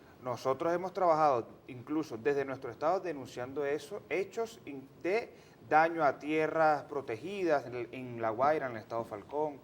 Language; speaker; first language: Spanish; native; Spanish